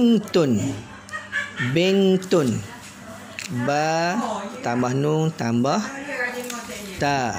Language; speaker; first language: Malay; native; Malay